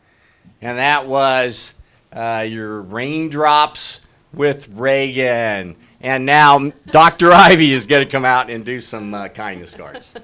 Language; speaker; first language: English; native; English